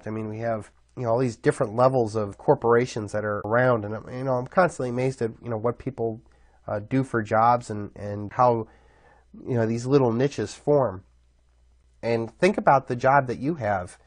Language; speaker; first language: English; native; English